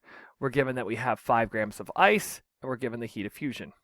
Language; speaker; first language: English; native; English